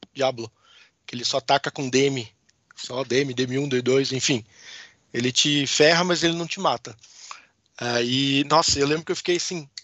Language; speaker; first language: Portuguese; native; Portuguese